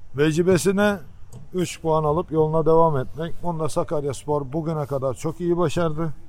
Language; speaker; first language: Turkish; early bilingual, heritage; Turkish